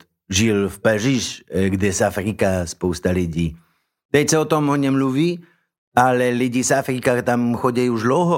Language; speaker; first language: Czech; non-native, learner; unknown